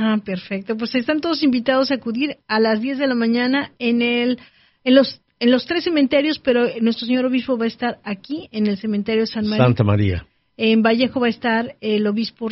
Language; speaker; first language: Spanish; native; Spanish